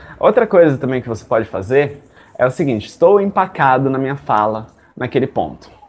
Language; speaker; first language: Portuguese; native; Portuguese